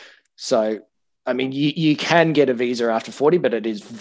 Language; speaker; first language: English; native; English